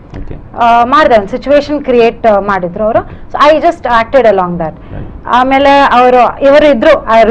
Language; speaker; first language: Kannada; non-native, local second language; Tulu